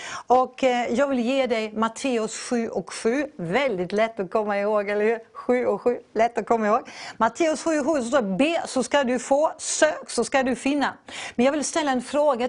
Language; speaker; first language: Swedish; non-native, fluent; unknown